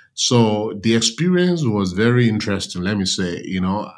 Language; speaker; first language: English; non-native, local second language; Yoruba